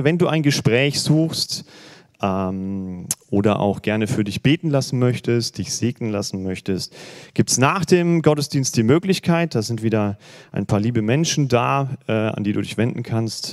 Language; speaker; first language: German; native; German